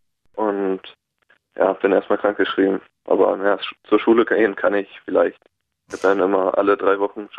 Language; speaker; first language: German; native; German